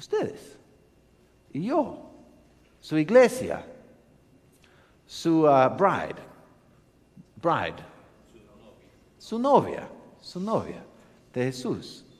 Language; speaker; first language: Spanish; non-native, learner; English